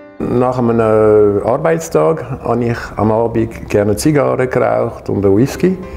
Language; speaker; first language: German; non-native, local second language; French